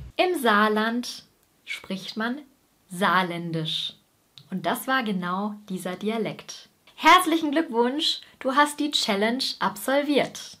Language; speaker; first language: German; native; German